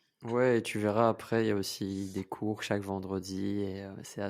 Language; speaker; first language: French; native; French